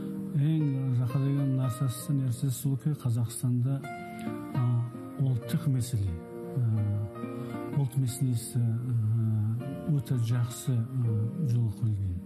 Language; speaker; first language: Kazakh; non-native, learner; Tajik